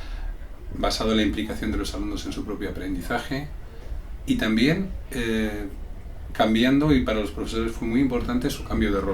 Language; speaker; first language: Spanish; native; Spanish